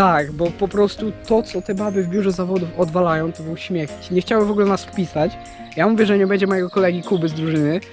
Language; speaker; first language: Polish; native; Polish